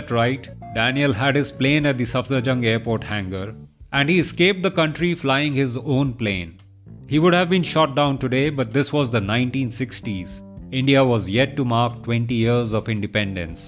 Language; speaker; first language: English; non-native, local second language; Hindi